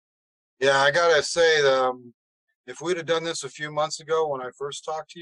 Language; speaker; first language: English; native; English